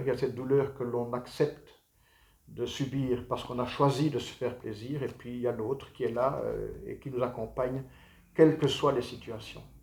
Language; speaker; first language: French; native; French